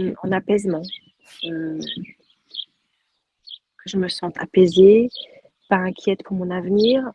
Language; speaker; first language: French; native; French